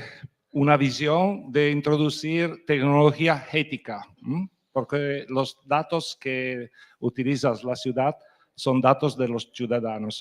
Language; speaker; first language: Spanish; non-native, fluent; Italian